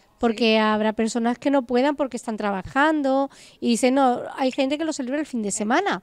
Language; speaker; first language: Spanish; native; Spanish